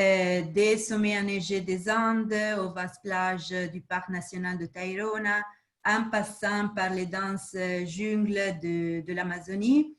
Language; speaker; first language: French; non-native, fluent; Spanish